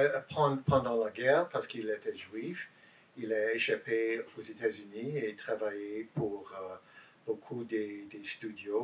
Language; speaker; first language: French; non-native, learner; English